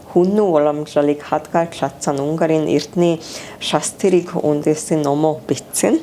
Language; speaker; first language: Mongolian; non-native, fluent; Hungarian